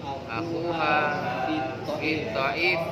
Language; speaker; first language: Arabic; non-native, learner; Indonesian